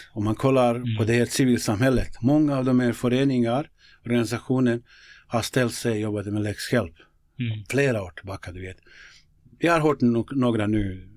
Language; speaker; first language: Swedish; non-native, fluent; Bosnian